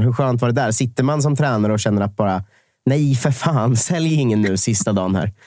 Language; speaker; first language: Swedish; native; Swedish